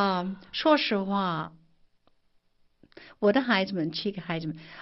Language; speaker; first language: Chinese; non-native, fluent; English